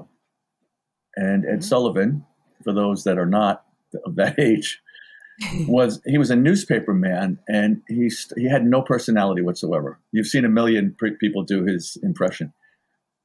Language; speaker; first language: English; native; English